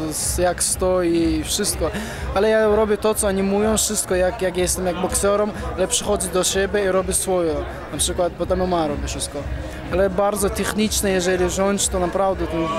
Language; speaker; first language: Polish; non-native, fluent; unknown